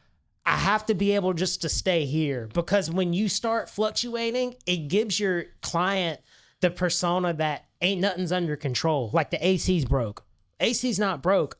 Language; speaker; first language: English; native; English